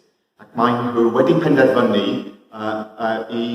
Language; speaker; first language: Welsh; non-native, fluent; English